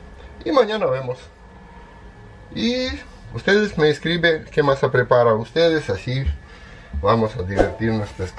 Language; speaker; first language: Spanish; non-native, fluent; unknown